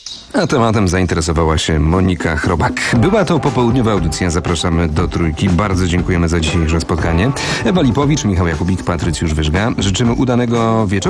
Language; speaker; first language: Polish; native; Polish